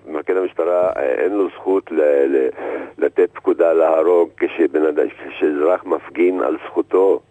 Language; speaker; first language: Hebrew; non-native, local second language; Arabic